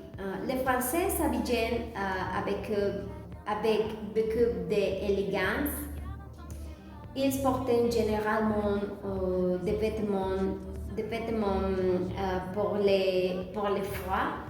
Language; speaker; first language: French; non-native, learner; Spanish